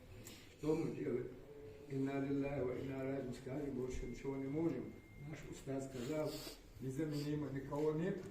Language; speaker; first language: Russian; non-native, local second language; Ingush